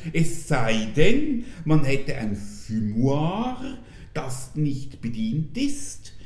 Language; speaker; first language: German; native; German